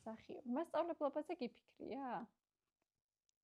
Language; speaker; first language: Georgian; native; Georgian